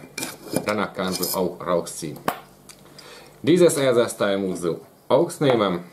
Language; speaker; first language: German; non-native, learner; Hungarian